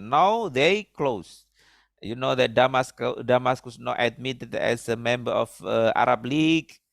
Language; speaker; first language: English; non-native, learner; Indonesian